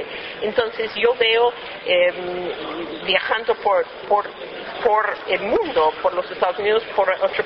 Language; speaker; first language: Spanish; non-native, fluent; English